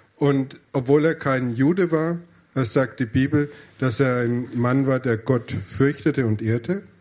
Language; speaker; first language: German; native; German